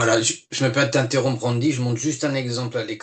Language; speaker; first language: French; native; French